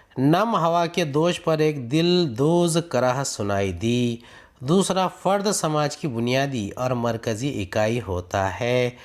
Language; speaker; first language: Urdu; native; Urdu